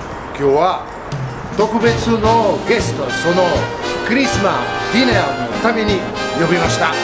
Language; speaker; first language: Japanese; non-native, fluent; French